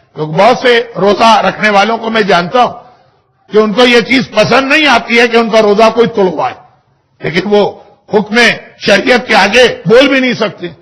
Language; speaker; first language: Urdu; native; Urdu